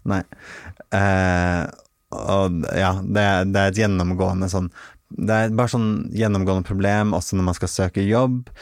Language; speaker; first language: Norwegian; early bilingual, other home language; Arabic